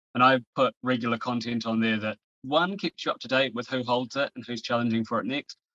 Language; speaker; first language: English; native; English